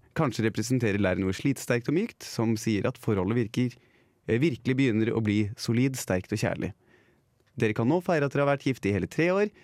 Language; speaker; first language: Norwegian; native; Norwegian